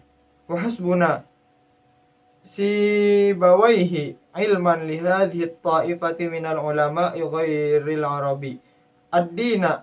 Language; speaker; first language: Arabic; non-native, learner; Indonesian